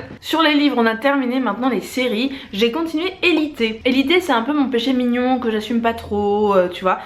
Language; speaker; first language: French; native; French